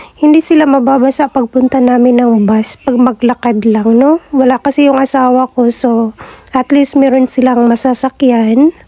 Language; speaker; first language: Filipino; native; Filipino